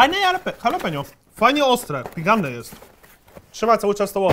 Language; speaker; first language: Polish; native; Polish